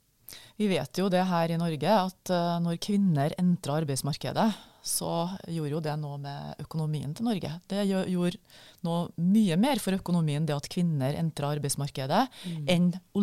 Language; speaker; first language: Norwegian; native; Norwegian